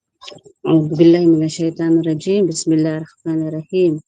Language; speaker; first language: Arabic; non-native, learner; Filipino